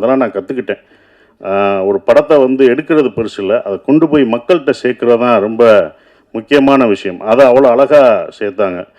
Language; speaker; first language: Tamil; native; Tamil